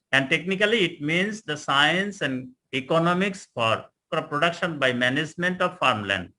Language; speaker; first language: English; non-native, local second language; Bangla